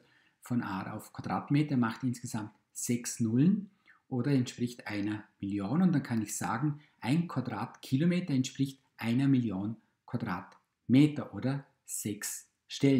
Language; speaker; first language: German; native; German